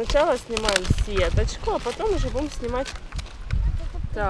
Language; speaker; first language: Russian; native; Russian